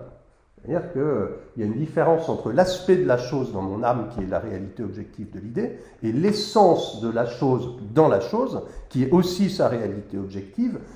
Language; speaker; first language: French; native; French